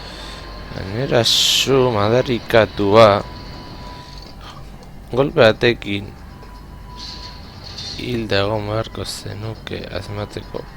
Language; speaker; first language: Basque; non-native, local second language; Spanish